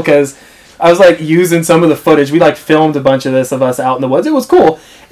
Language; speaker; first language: English; native; English